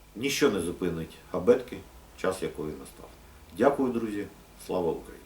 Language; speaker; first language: Ukrainian; non-native, local second language; Russian